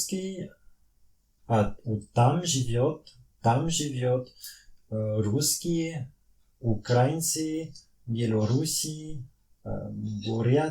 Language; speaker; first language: Russian; non-native, learner; French